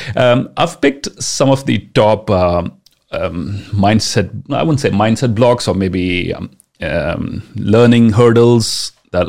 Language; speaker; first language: English; non-native, local second language; Punjabi